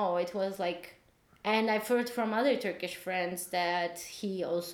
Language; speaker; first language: English; non-native, fluent; Turkish